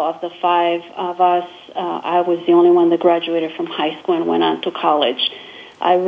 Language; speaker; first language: English; non-native, fluent; Spanish